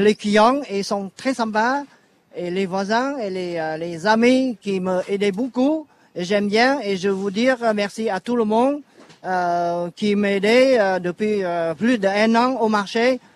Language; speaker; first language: French; non-native, learner; Vietnamese